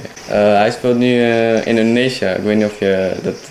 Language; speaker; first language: Dutch; non-native, fluent; Indonesian